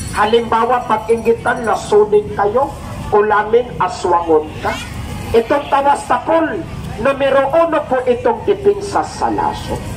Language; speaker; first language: Filipino; non-native, local second language; Cebuano